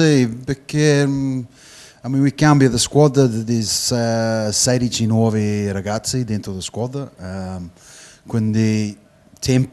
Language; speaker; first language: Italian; non-native, learner; English